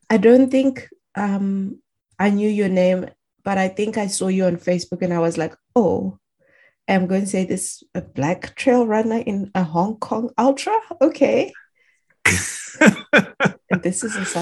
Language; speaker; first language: English; non-native, local second language; Shona